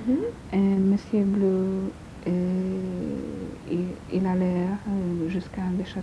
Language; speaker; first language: French; non-native, learner; Polish